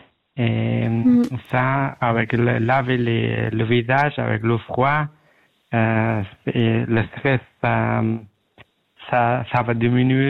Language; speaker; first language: French; non-native, learner; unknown